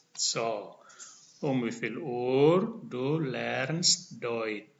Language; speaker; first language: German; non-native, fluent; Indonesian